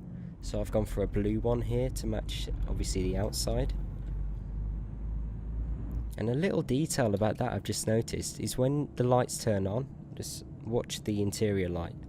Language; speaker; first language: English; native; English